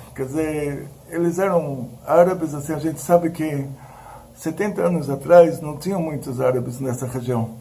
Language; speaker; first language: Portuguese; early bilingual, other home language; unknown